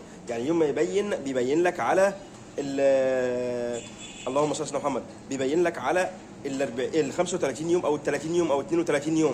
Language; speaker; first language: Arabic; native; Arabic